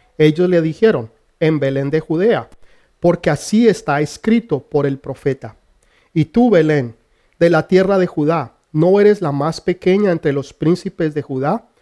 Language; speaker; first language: Spanish; early bilingual, heritage; Spanish